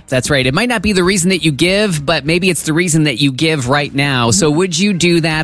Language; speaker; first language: English; native; English